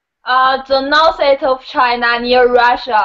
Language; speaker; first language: English; non-native, learner; Chinese